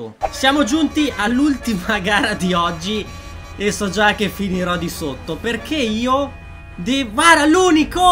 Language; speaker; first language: Italian; native; Italian